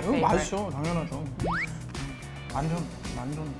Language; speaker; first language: Korean; non-native, fluent; German